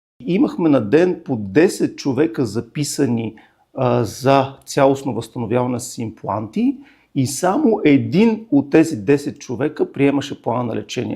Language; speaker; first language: Bulgarian; native; Bulgarian